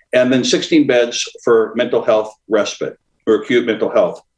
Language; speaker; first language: English; native; English